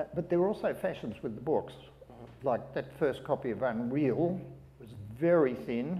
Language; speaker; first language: English; native; English